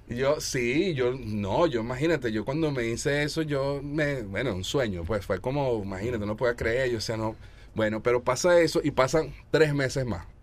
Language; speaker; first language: Spanish; native; Spanish